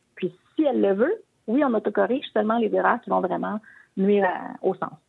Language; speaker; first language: French; native; French